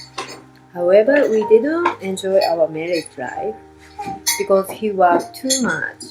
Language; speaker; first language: English; non-native, learner; Japanese